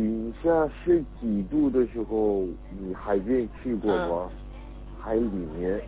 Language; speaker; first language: Chinese; non-native, learner; Korean